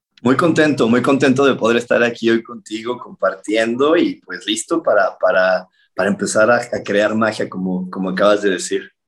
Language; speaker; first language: Spanish; native; Spanish